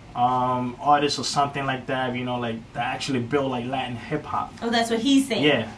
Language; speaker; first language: English; native; English